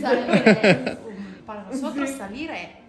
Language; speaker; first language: Spanish; non-native, fluent; Italian